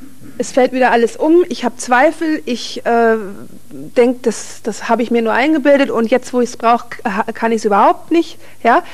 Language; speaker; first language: German; native; German